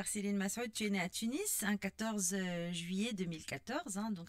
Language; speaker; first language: French; non-native, local second language; Arabic